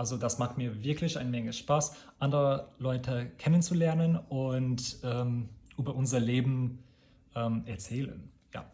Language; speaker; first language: German; non-native, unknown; English